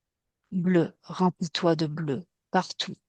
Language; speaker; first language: French; native; French